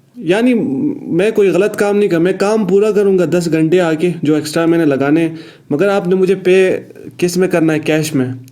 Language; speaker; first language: Urdu; non-native, local second language; Punjabi